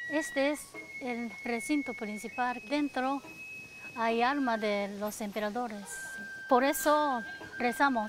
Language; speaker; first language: Spanish; non-native, learner; Japanese